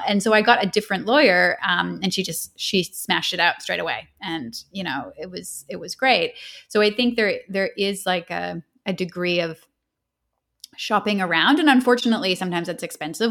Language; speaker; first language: English; native; English